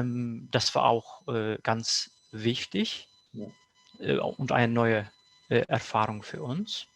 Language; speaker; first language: German; non-native, fluent; Kurdish